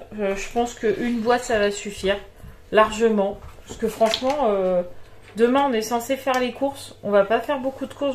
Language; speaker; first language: French; native; French